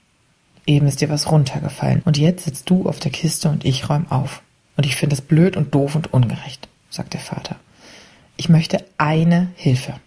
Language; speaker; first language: German; native; German